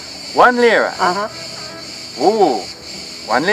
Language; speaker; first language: Turkish; non-native, fluent; English